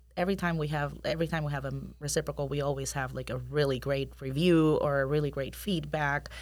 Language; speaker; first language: English; non-native, fluent; Spanish